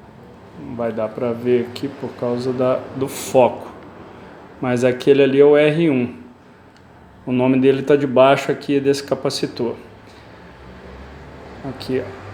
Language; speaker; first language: Portuguese; native; Portuguese